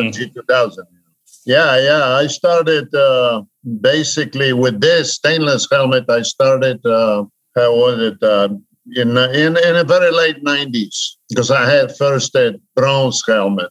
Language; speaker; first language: English; non-native, fluent; Polish